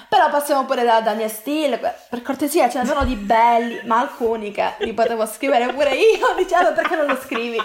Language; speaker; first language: Italian; native; Italian